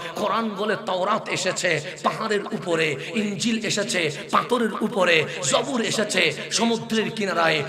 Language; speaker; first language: Bangla; non-native, local second language; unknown